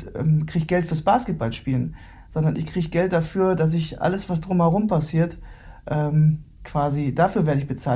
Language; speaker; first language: German; native; German